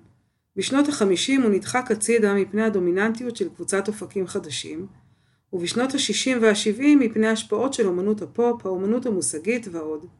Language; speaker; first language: Hebrew; native; Hebrew